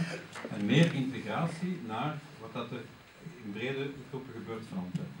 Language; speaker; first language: Dutch; native; Dutch